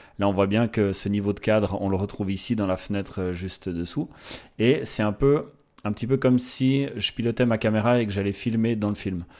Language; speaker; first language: French; native; French